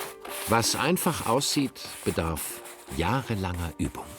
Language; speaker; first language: German; native; German